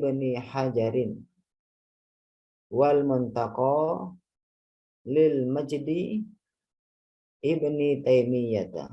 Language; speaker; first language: Arabic; non-native, fluent; Indonesian